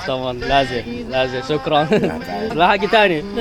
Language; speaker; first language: Arabic; non-native, fluent; Chinese